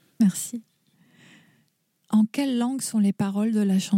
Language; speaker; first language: French; native; French